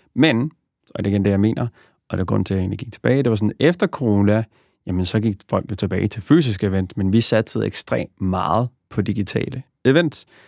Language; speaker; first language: Danish; early bilingual, other home language; Bosnian